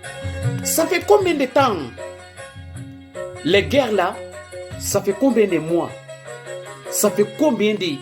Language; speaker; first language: French; non-native, local second language; Bambara